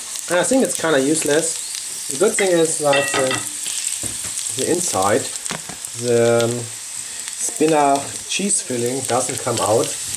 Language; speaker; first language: English; non-native, fluent; German